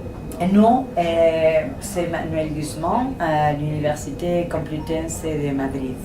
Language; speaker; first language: French; non-native, fluent; Spanish